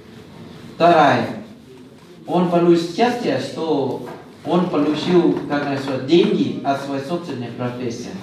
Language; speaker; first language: Russian; non-native, fluent; Thai